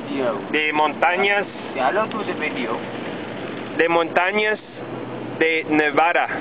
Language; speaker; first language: Spanish; non-native, learner; English